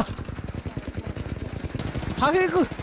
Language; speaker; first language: Japanese; non-native, learner; English